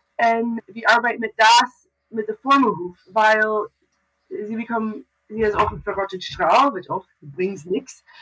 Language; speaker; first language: German; non-native, learner; English